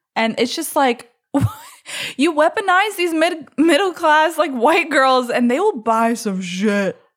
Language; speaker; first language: English; native; English